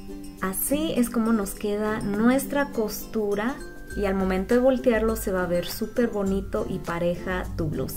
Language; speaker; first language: Spanish; native; Spanish